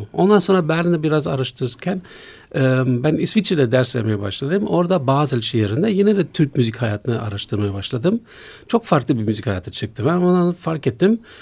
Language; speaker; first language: Turkish; non-native, fluent; German